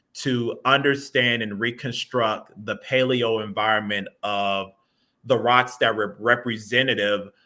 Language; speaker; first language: English; native; English